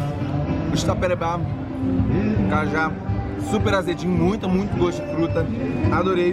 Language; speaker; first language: Portuguese; native; Portuguese